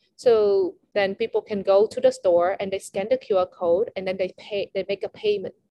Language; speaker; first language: English; non-native, fluent; Vietnamese